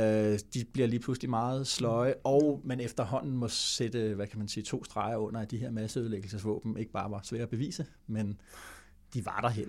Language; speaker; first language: Danish; native; Danish